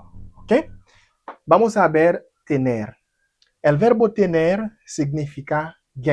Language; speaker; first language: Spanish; non-native, fluent; Haitian Creole